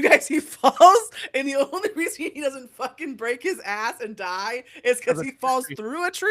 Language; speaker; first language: English; native; English